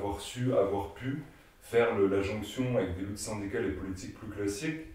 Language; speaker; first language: French; native; French